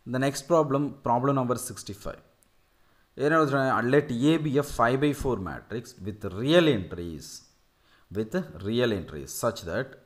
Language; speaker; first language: English; non-native, local second language; Tamil